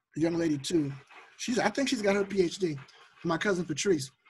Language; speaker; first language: English; native; English